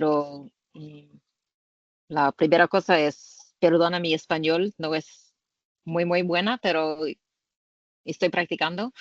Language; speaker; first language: Spanish; non-native, learner; English